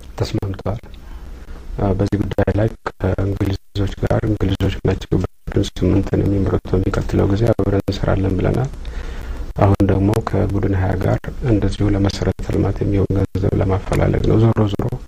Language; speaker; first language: Amharic; non-native, local second language; Tigrinya